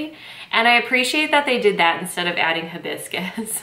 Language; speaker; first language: English; native; English